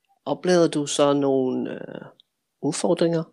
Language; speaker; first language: Danish; early bilingual, heritage; Danish